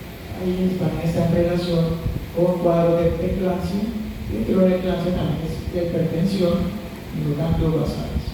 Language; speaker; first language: Spanish; native; Spanish